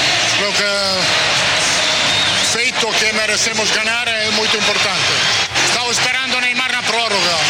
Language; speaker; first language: Portuguese; non-native, learner; Italian